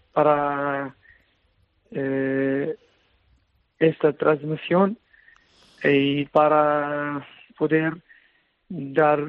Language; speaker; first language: Spanish; non-native, learner; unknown